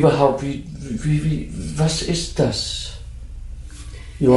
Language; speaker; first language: German; non-native, fluent; Dutch